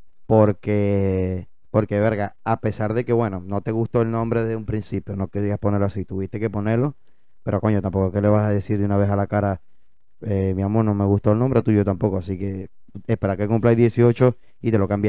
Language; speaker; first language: Spanish; native; Spanish